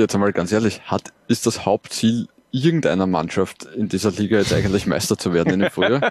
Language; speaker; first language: German; native; German